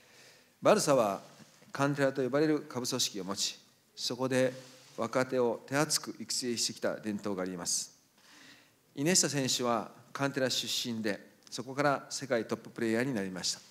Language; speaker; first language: Japanese; native; Japanese